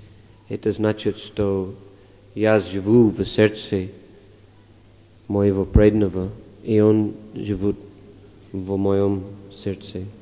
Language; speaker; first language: Russian; non-native, fluent; English